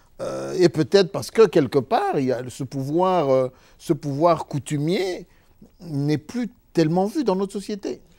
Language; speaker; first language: French; non-native, local second language; Lingala